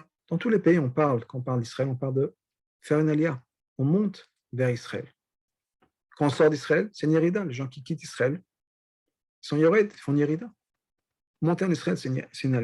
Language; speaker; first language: French; native; French